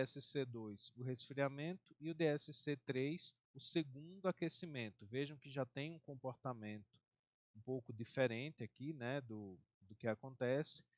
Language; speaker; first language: Portuguese; native; Portuguese